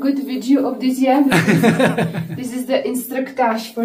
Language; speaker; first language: English; non-native, learner; Czech